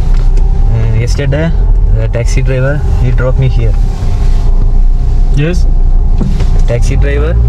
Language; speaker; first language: English; non-native, learner; Malayalam